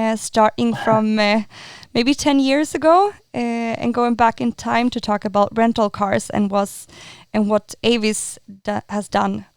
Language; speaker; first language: English; non-native, fluent; Swedish